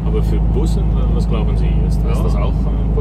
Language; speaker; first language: German; non-native, fluent; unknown